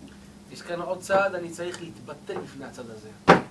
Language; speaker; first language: Hebrew; native; Hebrew